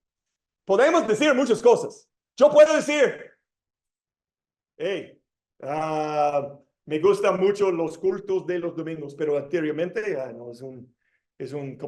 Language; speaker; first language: Spanish; non-native, fluent; English